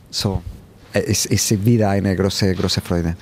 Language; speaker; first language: German; non-native, fluent; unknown